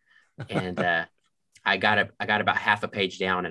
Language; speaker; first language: English; native; English